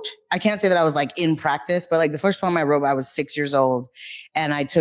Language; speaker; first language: English; native; English